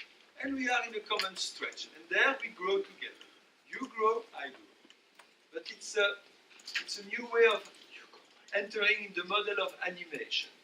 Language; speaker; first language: English; non-native, fluent; French